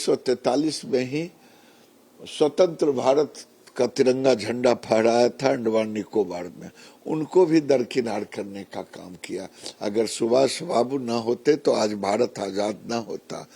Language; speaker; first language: Hindi; native; Hindi